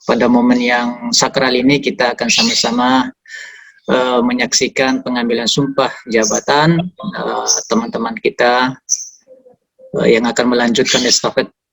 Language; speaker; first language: Malay; native; Malay